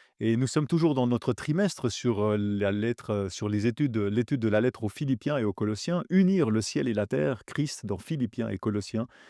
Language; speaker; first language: French; native; French